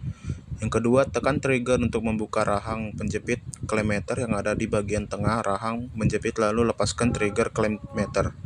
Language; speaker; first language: Indonesian; native; Indonesian